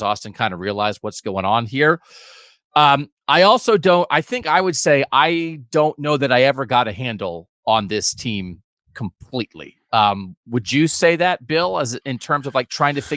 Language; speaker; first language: English; native; English